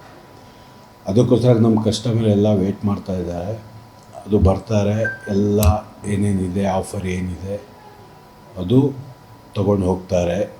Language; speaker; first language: Kannada; non-native, local second language; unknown